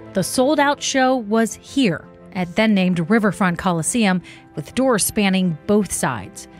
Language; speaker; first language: English; native; English